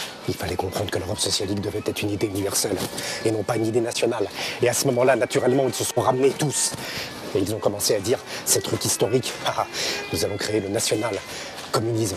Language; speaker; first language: French; native; French